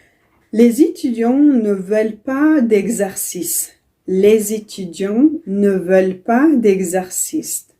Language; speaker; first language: French; non-native, fluent; Tigrinya